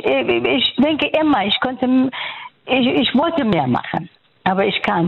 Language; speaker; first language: German; non-native, fluent; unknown